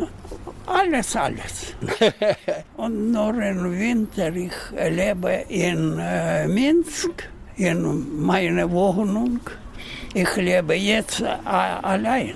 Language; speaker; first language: German; non-native, learner; Russian